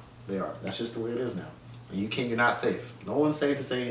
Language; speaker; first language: English; native; English